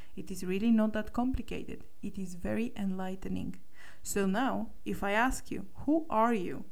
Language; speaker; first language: English; non-native, fluent; Bulgarian